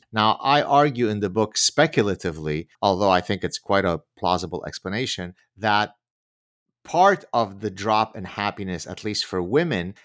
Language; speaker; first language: English; early bilingual, other home language; Arabic